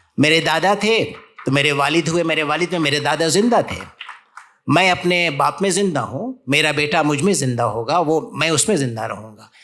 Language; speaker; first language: Urdu; native; Urdu